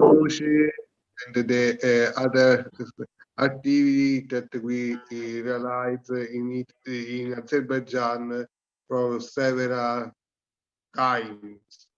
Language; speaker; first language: English; non-native, learner; Italian